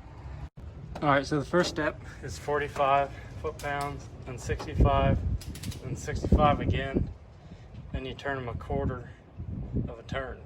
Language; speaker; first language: English; native; English